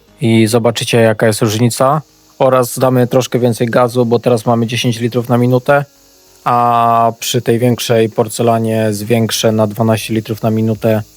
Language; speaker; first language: Polish; native; Polish